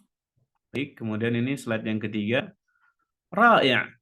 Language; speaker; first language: Indonesian; native; Indonesian